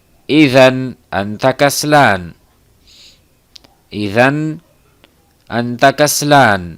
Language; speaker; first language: Arabic; non-native, fluent; Urdu